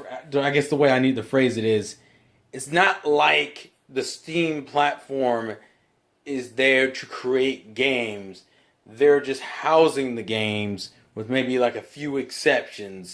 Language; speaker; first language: English; native; English